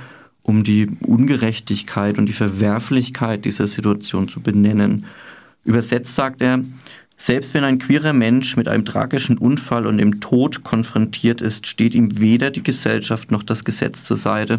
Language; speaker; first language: German; native; German